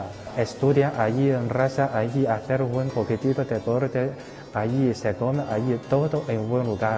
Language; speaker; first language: Spanish; non-native, fluent; Chinese